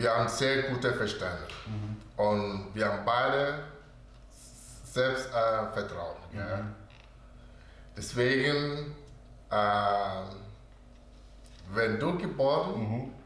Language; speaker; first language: German; non-native, learner; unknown